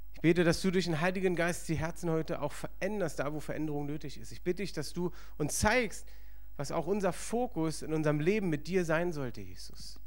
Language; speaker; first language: German; native; German